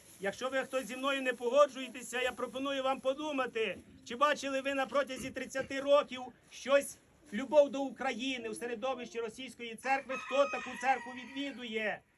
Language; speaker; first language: Ukrainian; native; Ukrainian